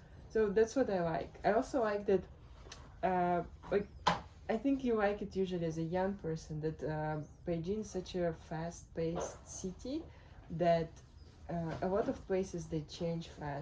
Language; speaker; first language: English; non-native, fluent; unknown